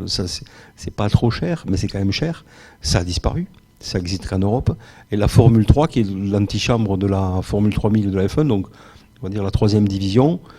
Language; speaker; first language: French; native; French